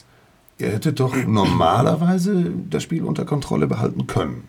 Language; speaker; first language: German; native; German